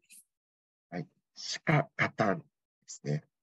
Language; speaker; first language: Japanese; non-native, fluent; Thai